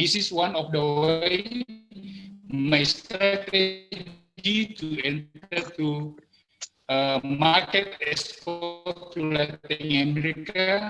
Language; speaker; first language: English; non-native, learner; Indonesian